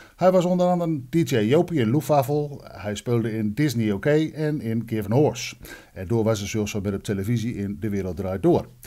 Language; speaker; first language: Dutch; native; Dutch